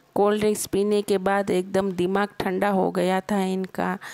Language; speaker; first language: Hindi; non-native, local second language; Gujarati